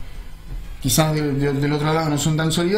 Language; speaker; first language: Spanish; native; Spanish